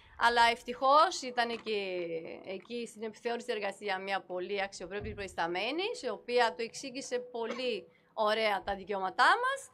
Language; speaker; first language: Greek; non-native, fluent; Romanian